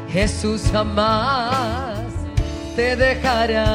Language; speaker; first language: Spanish; native; Spanish